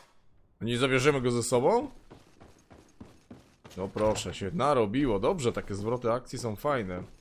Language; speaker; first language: Polish; native; Polish